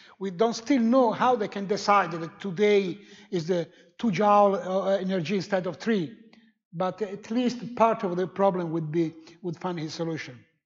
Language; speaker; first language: English; non-native, fluent; Italian